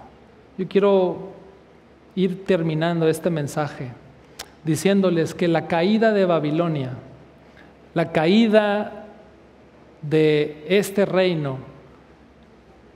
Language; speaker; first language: Spanish; native; Spanish